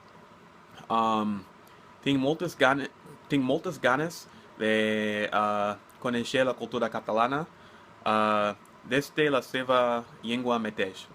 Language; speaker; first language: Catalan; non-native, learner; English